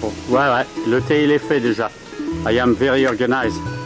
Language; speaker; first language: French; native; French